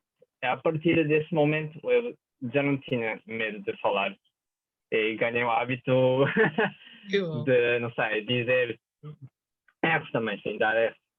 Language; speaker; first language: Portuguese; non-native, fluent; Japanese